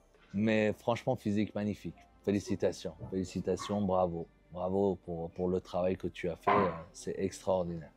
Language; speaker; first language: French; native; French